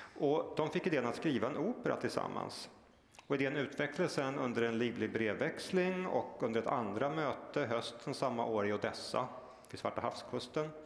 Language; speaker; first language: Swedish; native; Swedish